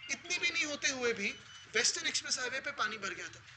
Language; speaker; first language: Hindi; non-native, local second language; Marathi